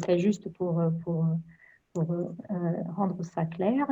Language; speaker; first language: French; non-native, fluent; Portuguese